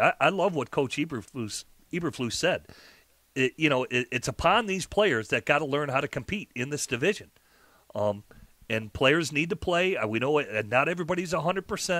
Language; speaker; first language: English; native; English